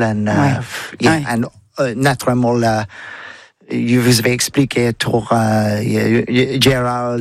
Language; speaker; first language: French; non-native, learner; English